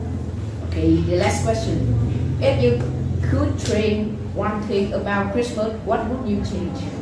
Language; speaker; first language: English; non-native, learner; Vietnamese